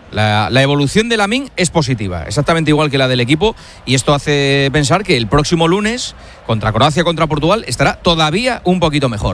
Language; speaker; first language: Spanish; native; Spanish